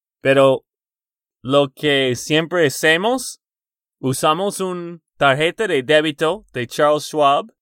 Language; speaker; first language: Spanish; non-native, fluent; English